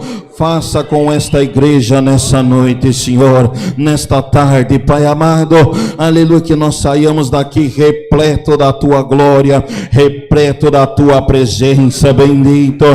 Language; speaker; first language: Portuguese; native; Portuguese